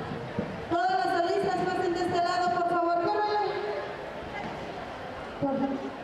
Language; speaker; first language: Spanish; native; Spanish